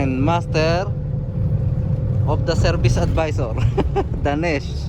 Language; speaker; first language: English; non-native, learner; Filipino